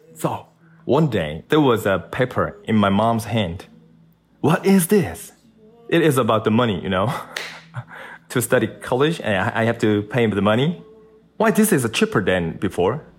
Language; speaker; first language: English; non-native, learner; Korean